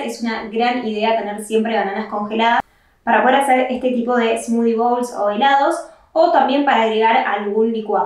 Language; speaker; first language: Spanish; native; Spanish